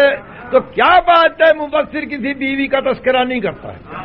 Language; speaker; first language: Urdu; native; Urdu